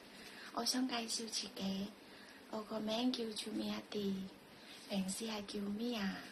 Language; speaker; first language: Cantonese; non-native, learner; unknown